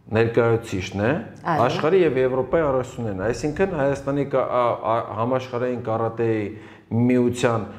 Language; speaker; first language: Armenian; native; Armenian